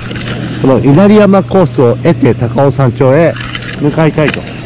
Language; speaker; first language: Japanese; native; Japanese